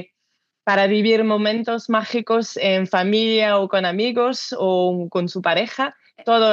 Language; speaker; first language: Spanish; non-native, learner; French